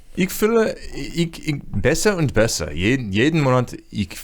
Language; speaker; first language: German; non-native, learner; English